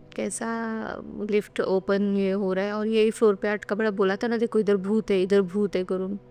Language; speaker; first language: Hindi; non-native, local second language; Marathi